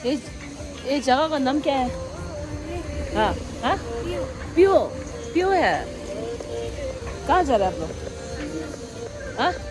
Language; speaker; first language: Hindi; non-native, learner; Tibetan